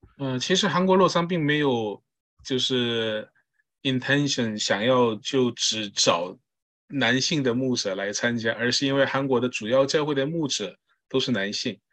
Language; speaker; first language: Chinese; early bilingual, heritage; Chinese